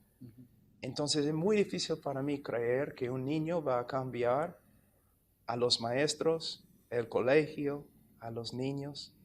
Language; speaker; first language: Spanish; non-native, fluent; English